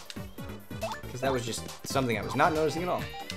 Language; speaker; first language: English; native; English